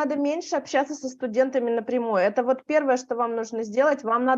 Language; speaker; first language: Russian; native; Russian